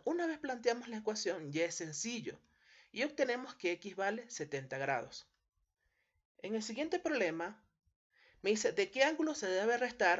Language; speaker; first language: Spanish; native; Spanish